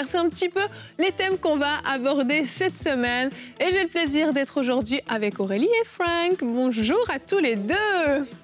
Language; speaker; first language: French; native; French